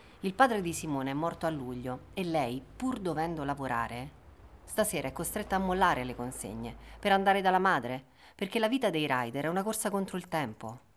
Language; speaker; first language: Italian; native; Italian